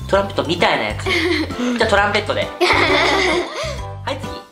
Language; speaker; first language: Japanese; native; Japanese